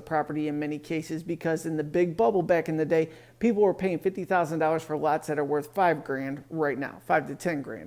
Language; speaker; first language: English; native; English